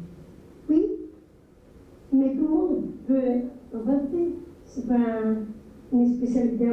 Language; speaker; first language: French; non-native, fluent; Spanish